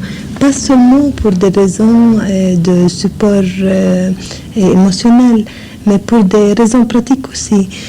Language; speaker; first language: French; non-native, fluent; English